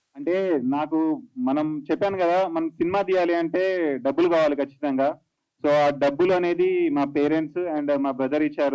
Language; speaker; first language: Telugu; native; Telugu